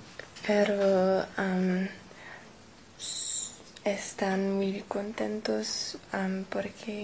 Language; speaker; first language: Spanish; non-native, learner; English